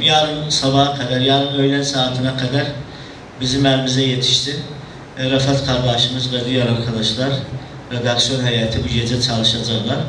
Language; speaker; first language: Turkish; native; Turkish